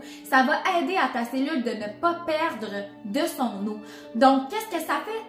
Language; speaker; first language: French; native; French